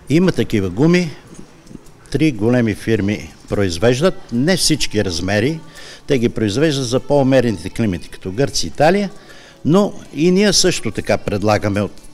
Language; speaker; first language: Bulgarian; native; Bulgarian